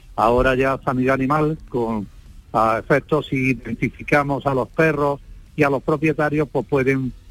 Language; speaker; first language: Spanish; native; Spanish